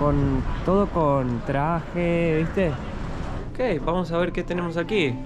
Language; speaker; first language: Spanish; native; Spanish